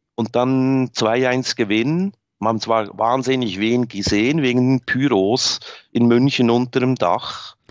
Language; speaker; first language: German; native; German